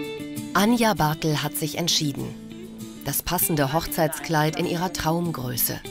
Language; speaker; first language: German; native; German